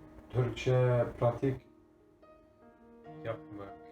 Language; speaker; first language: Turkish; non-native, learner; English